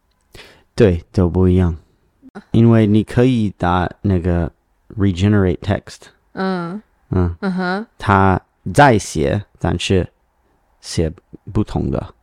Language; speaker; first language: Chinese; non-native, learner; English